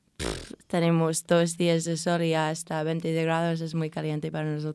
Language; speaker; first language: Spanish; non-native, learner; English